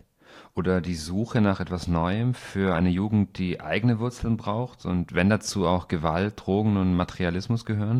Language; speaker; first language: German; native; German